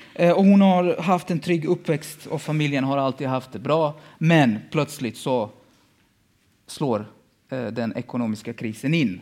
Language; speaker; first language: Swedish; early bilingual, other home language; Bosnian